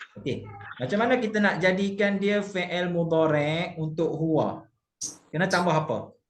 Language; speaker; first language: Malay; native; Malay